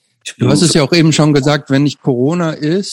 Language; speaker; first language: German; native; German